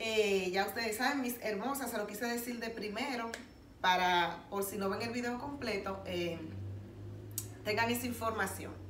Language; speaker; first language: Spanish; native; Spanish